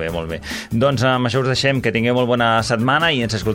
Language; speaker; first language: Catalan; native; Catalan